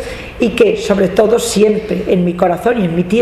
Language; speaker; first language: Spanish; native; Spanish